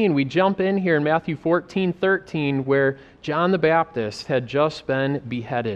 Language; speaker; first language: English; native; English